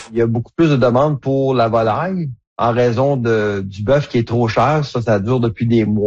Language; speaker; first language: French; native; French